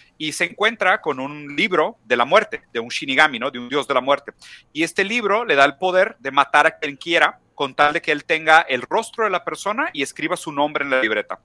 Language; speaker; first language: Spanish; non-native, fluent; Portuguese